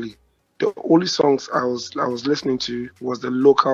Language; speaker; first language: English; non-native, local second language; Akan